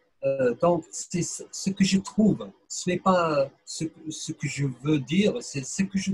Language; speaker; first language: French; non-native, fluent; English